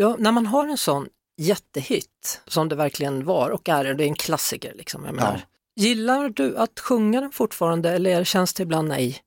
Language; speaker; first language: Swedish; native; Swedish